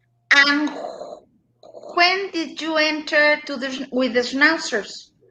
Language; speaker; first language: English; non-native, learner; Spanish